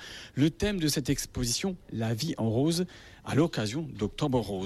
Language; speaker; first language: French; native; French